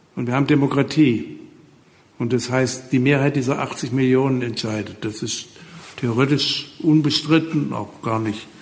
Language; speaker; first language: German; native; German